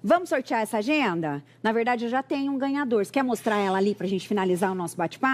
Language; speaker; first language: Portuguese; native; Portuguese